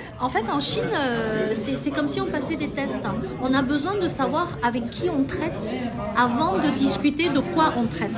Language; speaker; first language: French; early bilingual, other home language; Chinese